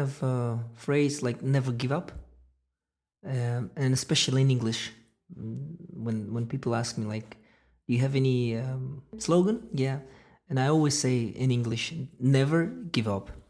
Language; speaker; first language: English; non-native, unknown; Russian